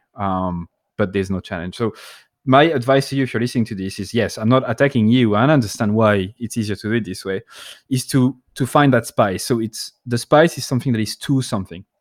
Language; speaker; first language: English; non-native, fluent; French